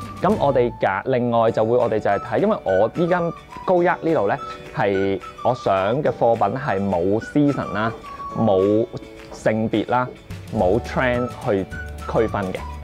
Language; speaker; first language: Cantonese; native; Cantonese